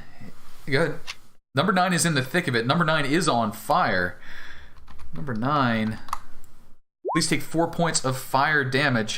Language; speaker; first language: English; native; English